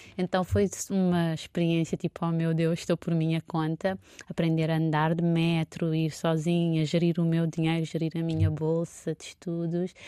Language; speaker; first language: Portuguese; non-native, local second language; Kabuverdianu